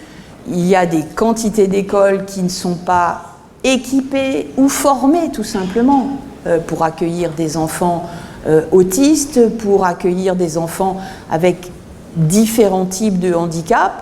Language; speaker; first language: French; native; French